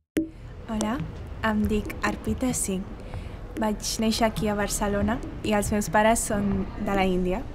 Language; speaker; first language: Catalan; non-native, local second language; Hindi